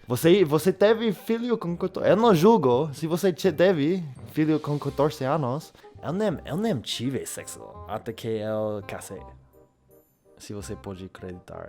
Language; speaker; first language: Portuguese; non-native, learner; English